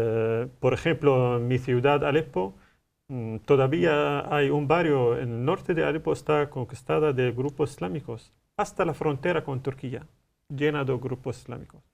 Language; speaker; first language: Spanish; non-native, learner; Arabic